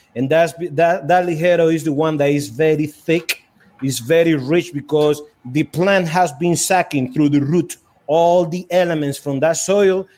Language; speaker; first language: English; non-native, fluent; Spanish